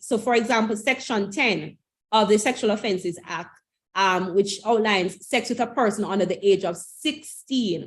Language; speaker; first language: English; native; English